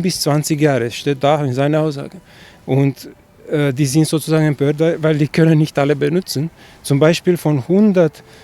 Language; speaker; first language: German; non-native, fluent; Chinese